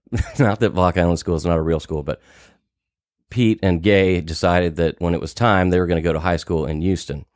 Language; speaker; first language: English; native; English